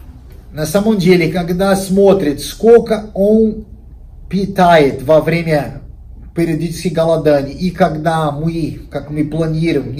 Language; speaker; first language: Russian; non-native, learner; Portuguese